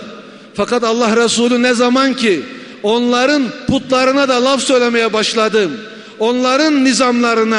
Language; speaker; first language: Turkish; native; Turkish